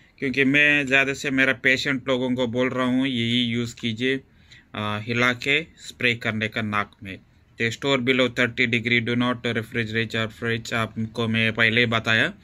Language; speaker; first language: Hindi; non-native, local second language; Kannada